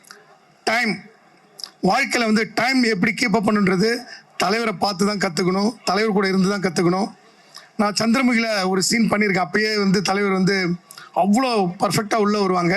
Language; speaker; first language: Tamil; native; Tamil